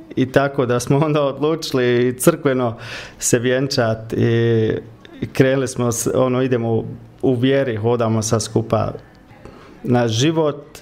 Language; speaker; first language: Croatian; early bilingual, heritage; Croatian